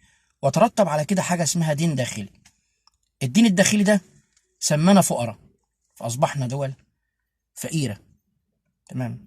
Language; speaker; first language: Arabic; native; Arabic